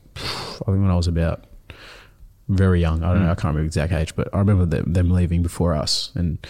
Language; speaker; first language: English; early bilingual, other home language; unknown